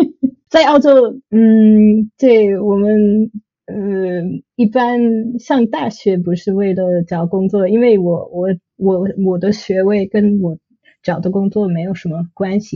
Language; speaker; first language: Chinese; non-native, fluent; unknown